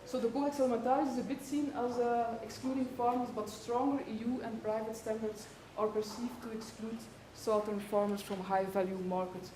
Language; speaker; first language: English; non-native, fluent; Dutch